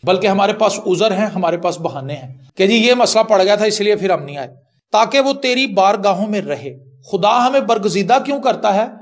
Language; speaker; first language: Urdu; non-native, local second language; Punjabi